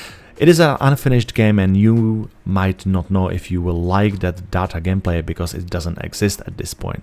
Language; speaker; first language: English; non-native, fluent; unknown